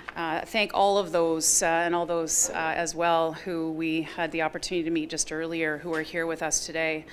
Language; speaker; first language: English; native; English